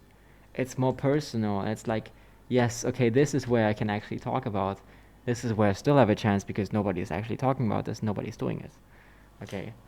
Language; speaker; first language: English; non-native, fluent; German